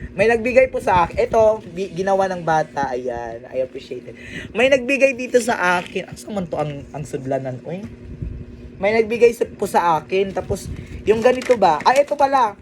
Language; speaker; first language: Filipino; non-native, local second language; Cebuano